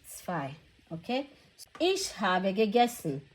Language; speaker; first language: German; non-native, fluent; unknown